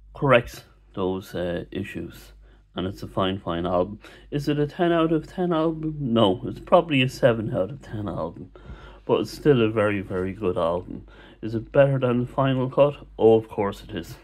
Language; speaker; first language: English; native; English